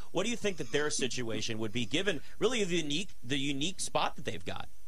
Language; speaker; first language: English; native; English